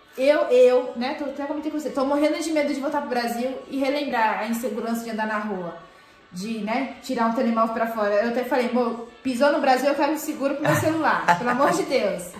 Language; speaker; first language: Portuguese; native; Portuguese